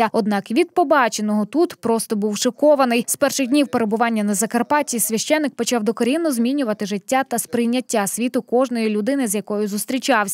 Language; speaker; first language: Ukrainian; native; Ukrainian